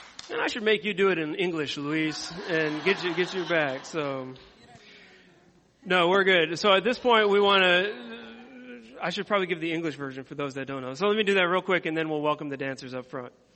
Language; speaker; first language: English; native; English